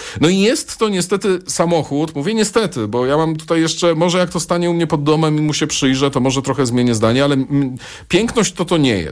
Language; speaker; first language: Polish; native; Polish